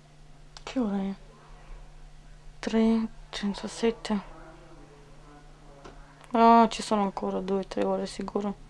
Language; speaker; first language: Italian; non-native, fluent; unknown